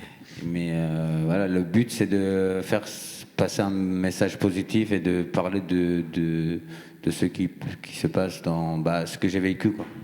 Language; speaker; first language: French; non-native, fluent; Persian